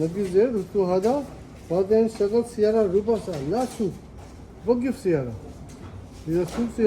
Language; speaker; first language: Arabic; non-native, learner; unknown